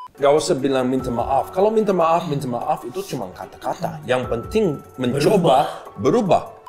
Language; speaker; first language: Indonesian; non-native, learner; English